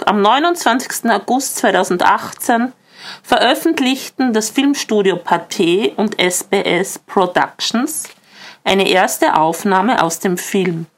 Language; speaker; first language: German; native; German